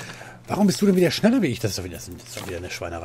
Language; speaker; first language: German; native; German